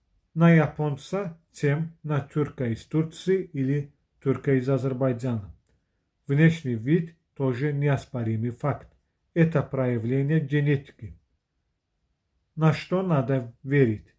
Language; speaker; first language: Russian; non-native, fluent; Azerbaijani